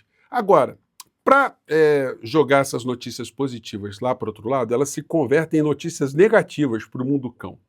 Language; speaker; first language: Portuguese; native; Portuguese